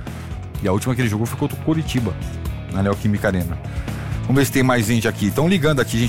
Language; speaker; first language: Portuguese; native; Portuguese